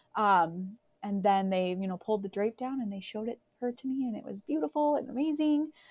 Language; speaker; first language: English; native; English